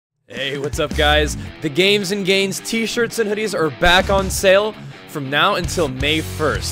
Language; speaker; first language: English; native; English